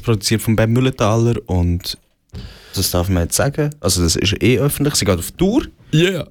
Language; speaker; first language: German; native; German